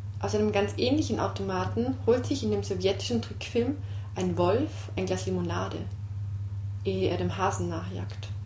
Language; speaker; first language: German; non-native, fluent; Georgian